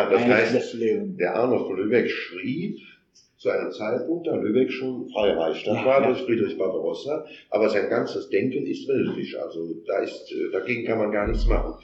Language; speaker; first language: German; native; German